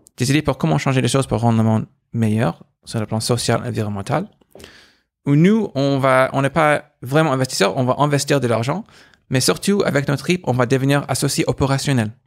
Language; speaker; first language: French; non-native, fluent; English